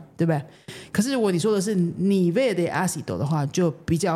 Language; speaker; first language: Spanish; non-native, fluent; Chinese